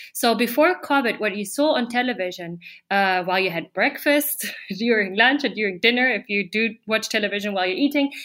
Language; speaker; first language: English; non-native, fluent; German